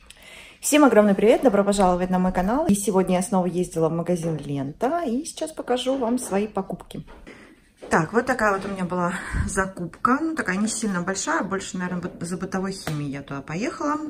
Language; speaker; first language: Russian; native; Russian